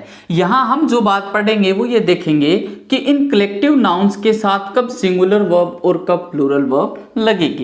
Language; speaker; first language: Hindi; native; Hindi